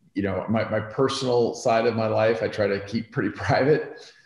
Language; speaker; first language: English; native; English